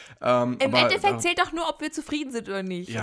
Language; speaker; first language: German; native; German